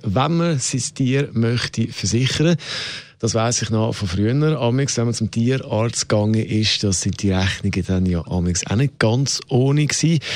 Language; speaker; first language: German; native; German